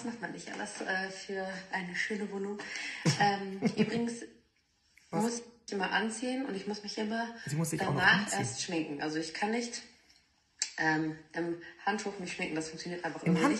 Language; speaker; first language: German; native; German